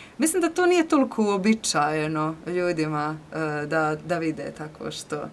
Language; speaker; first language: Croatian; native; Croatian